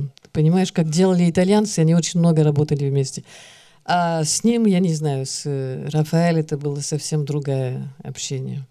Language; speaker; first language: Russian; early bilingual, heritage; Russian